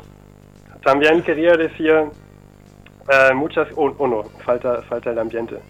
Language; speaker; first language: Spanish; non-native, learner; German